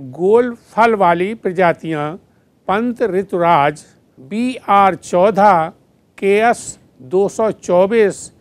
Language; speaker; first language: Hindi; native; Hindi